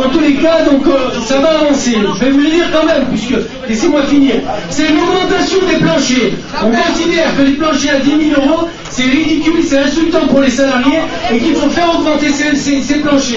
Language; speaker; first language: French; native; French